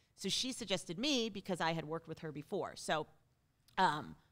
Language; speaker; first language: English; native; English